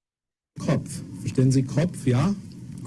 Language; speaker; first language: German; non-native, fluent; English